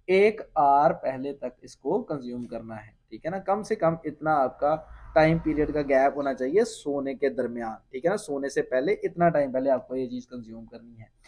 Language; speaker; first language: Hindi; non-native, local second language; Punjabi